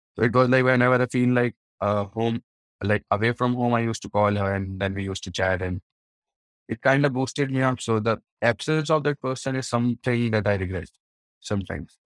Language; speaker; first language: English; non-native, local second language; Hindi